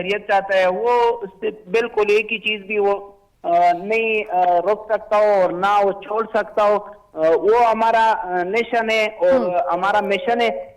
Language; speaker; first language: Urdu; non-native, learner; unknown